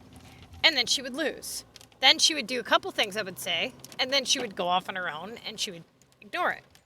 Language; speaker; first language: English; native; English